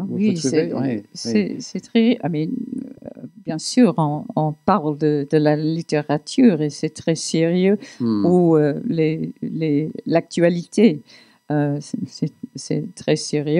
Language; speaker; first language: French; non-native, fluent; English